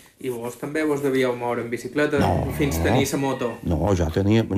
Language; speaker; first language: Catalan; native; Catalan